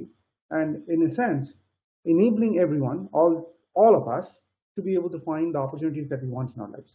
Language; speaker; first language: English; non-native, local second language; Bangla